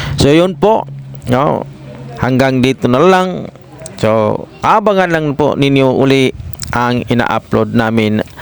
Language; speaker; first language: Filipino; non-native, local second language; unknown